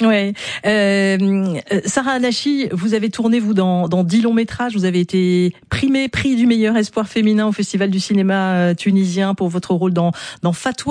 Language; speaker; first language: French; native; French